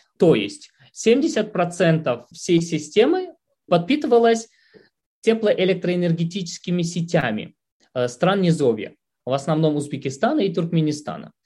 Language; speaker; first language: Russian; non-native, local second language; Tajik